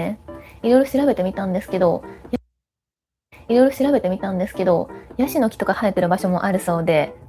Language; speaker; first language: Japanese; native; Japanese